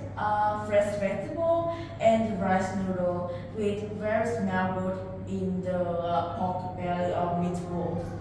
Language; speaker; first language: English; non-native, learner; Vietnamese